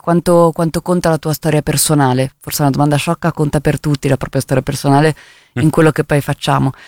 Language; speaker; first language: Italian; native; Italian